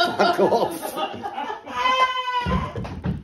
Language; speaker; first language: English; native; English